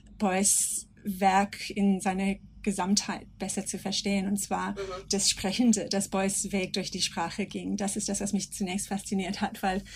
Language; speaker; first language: German; non-native, fluent; English